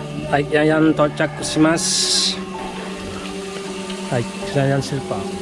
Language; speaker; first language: Japanese; non-native, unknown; Balinese